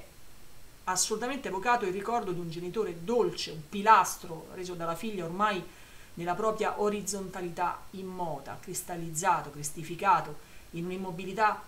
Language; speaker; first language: Italian; native; Italian